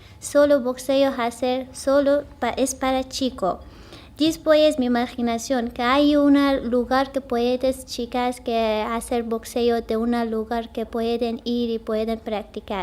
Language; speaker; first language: Spanish; non-native, learner; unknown